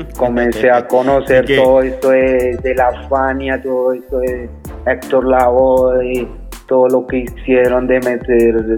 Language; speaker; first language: Spanish; native; Spanish